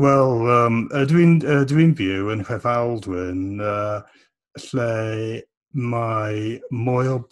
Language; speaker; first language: Welsh; non-native, fluent; English